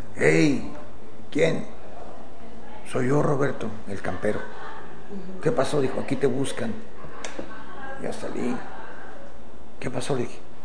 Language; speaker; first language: Spanish; native; Spanish